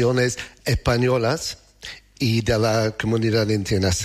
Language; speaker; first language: Spanish; non-native, learner; English